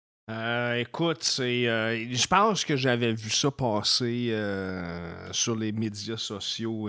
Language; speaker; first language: French; native; French